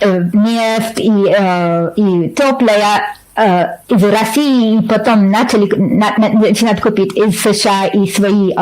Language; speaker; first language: Russian; non-native, learner; English